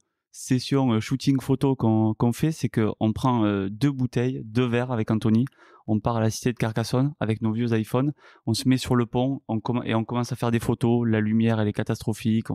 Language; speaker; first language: French; native; French